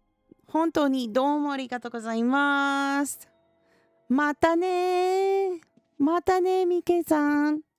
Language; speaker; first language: Japanese; non-native, learner; English